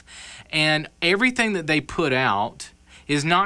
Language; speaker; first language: English; native; English